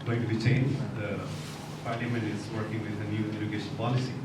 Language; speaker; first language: English; non-native, local second language; Nepali